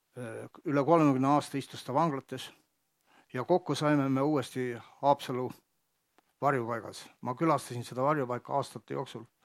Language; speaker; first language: Estonian; native; Estonian